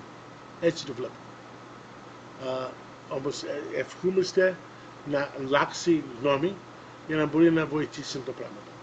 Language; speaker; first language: Greek; early bilingual, other home language; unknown